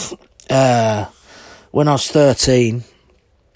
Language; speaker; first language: English; native; English